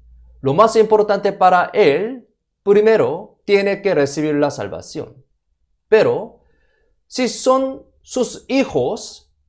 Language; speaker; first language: Spanish; non-native, fluent; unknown